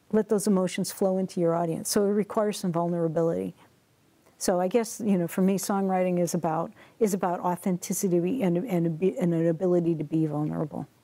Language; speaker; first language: English; native; English